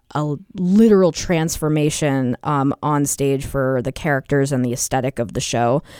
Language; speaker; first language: English; native; English